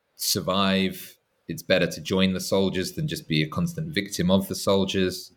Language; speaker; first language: English; native; English